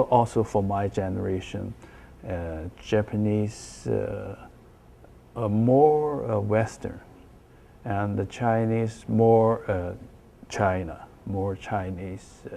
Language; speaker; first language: English; non-native, learner; Chinese